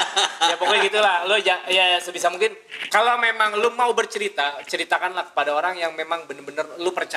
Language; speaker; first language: Indonesian; native; Indonesian